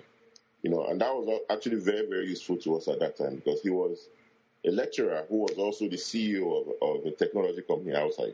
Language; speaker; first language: English; non-native, local second language; Bini